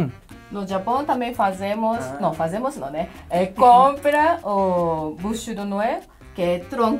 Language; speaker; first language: Portuguese; non-native, fluent; Japanese